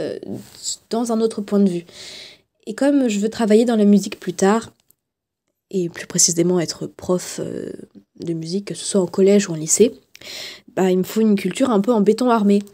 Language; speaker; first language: French; native; French